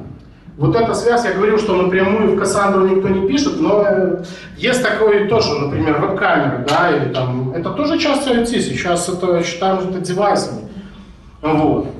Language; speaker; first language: Russian; native; Russian